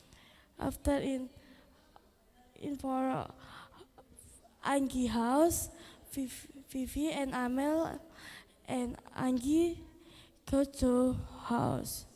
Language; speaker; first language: English; non-native, learner; Indonesian